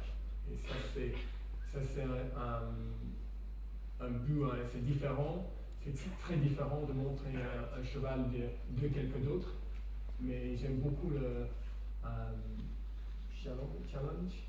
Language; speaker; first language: French; non-native, fluent; English